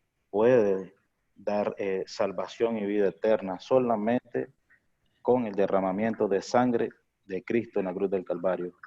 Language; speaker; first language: Spanish; native; Spanish